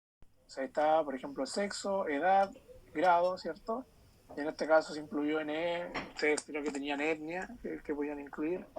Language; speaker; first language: Spanish; native; Spanish